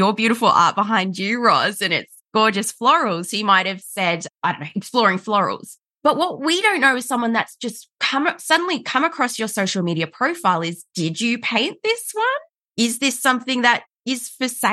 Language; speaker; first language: English; native; English